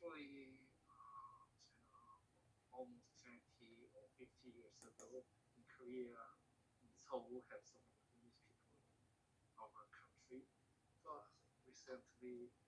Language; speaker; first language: English; non-native, learner; Korean